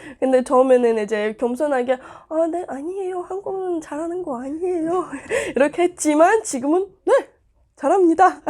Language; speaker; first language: Korean; non-native, fluent; Azerbaijani